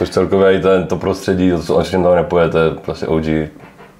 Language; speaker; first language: Czech; native; Czech